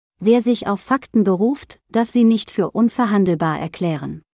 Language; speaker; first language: German; native; German